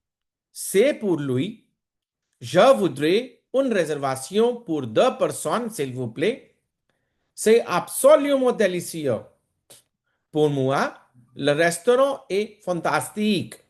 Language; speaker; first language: French; non-native, fluent; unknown